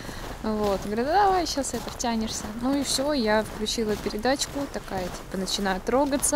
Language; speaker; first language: Russian; native; Russian